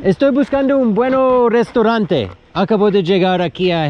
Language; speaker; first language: Spanish; non-native, learner; English